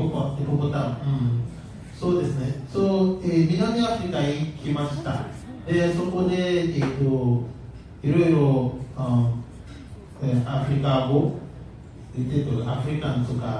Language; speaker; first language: Japanese; non-native, learner; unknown